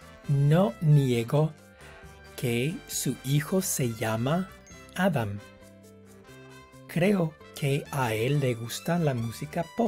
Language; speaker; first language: Spanish; non-native, fluent; English